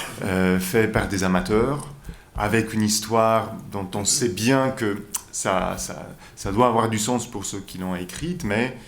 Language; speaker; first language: French; native; French